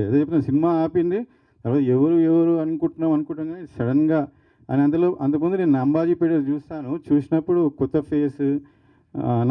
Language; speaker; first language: Telugu; native; Telugu